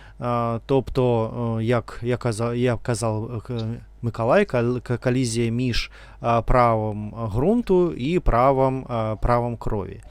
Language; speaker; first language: Ukrainian; non-native, learner; Russian